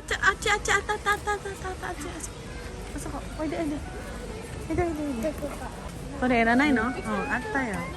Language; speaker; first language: Japanese; non-native, learner; Filipino